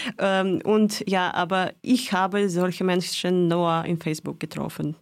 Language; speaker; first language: German; non-native, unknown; Russian